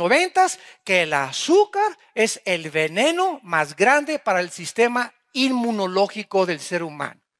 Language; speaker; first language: Spanish; native; Spanish